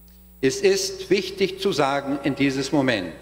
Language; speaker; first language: German; non-native, learner; Portuguese